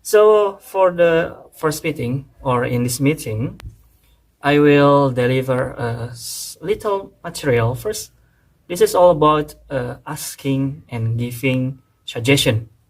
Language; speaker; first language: English; non-native, fluent; Indonesian